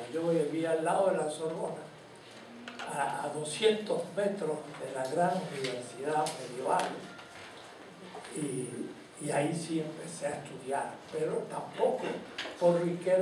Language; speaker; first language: Spanish; native; Spanish